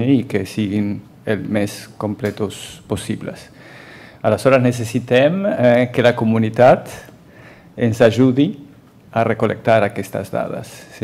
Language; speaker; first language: Catalan; non-native, fluent; Spanish